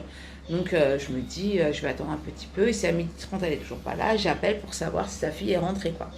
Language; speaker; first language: French; native; French